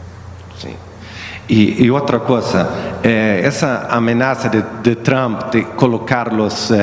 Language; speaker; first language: Spanish; non-native, learner; Swedish